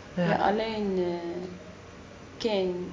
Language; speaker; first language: Dutch; non-native, learner; Arabic